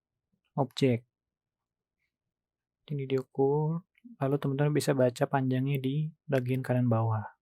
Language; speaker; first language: Indonesian; native; Indonesian